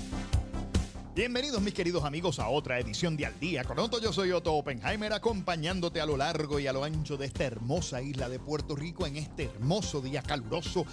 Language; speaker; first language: Spanish; native; Spanish